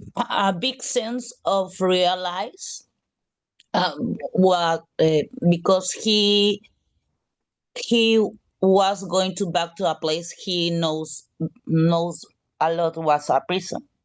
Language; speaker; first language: English; non-native, learner; Spanish